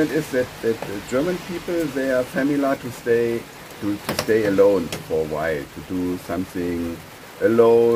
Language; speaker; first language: English; non-native, fluent; German